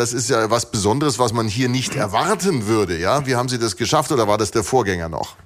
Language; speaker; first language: German; native; German